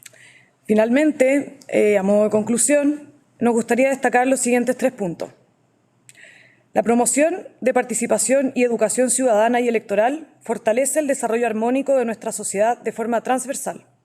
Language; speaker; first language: Spanish; native; Spanish